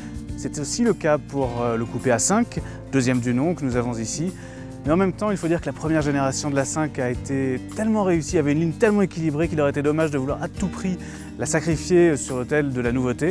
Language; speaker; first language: French; native; French